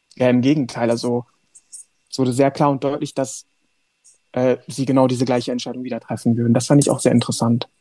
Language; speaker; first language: German; early bilingual, other home language; Turkish